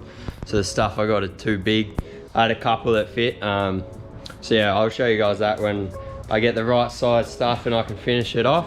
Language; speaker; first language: English; native; English